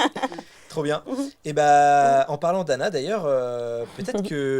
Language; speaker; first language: French; native; French